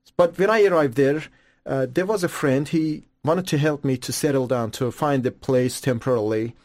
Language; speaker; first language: English; non-native, fluent; Persian